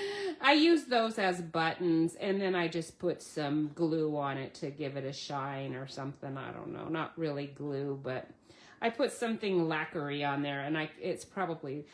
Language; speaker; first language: English; native; English